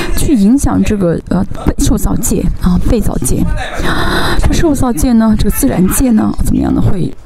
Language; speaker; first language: Chinese; non-native, fluent; Korean